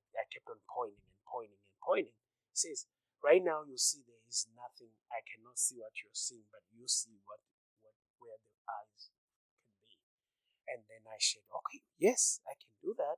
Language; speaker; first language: English; non-native, local second language; Shona